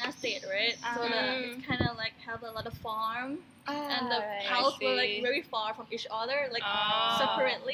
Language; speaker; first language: English; non-native, learner; Thai